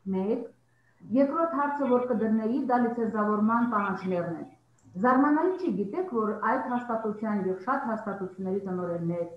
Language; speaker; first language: Armenian; native; Armenian